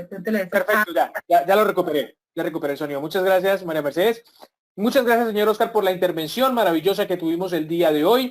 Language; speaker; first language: Spanish; native; Spanish